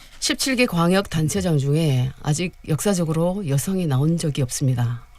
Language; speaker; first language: Korean; native; Korean